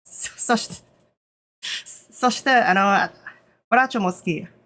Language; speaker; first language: Japanese; non-native, learner; English